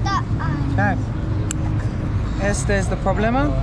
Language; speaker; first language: Spanish; non-native, learner; English